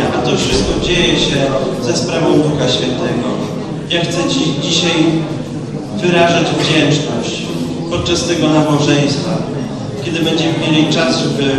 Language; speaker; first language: Polish; native; Polish